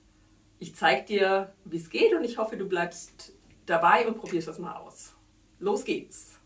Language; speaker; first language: German; native; German